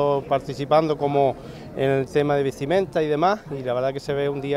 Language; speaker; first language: Spanish; native; Spanish